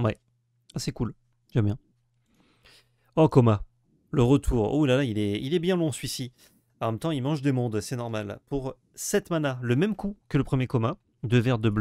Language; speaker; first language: French; native; French